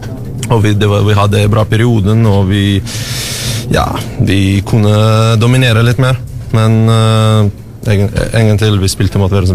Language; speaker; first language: Norwegian; non-native, learner; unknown